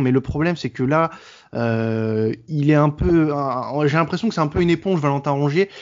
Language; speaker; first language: French; native; French